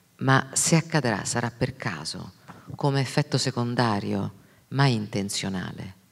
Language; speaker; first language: Italian; native; Italian